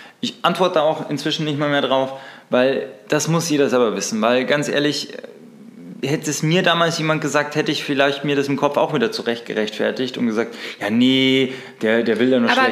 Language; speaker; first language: German; native; German